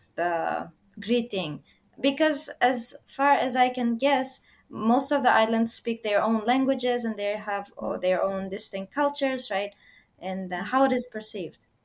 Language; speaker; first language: English; non-native, fluent; Uzbek